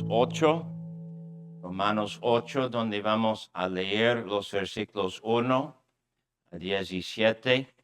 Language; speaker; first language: Spanish; non-native, fluent; English